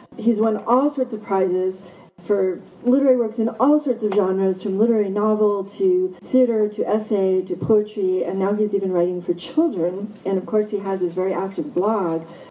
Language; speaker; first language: English; native; English